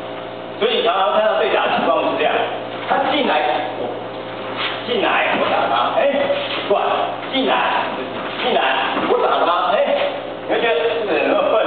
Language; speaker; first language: Chinese; native; Chinese